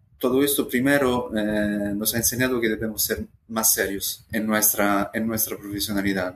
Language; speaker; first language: Spanish; non-native, fluent; Italian